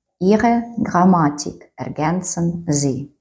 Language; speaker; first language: German; non-native, fluent; Ukrainian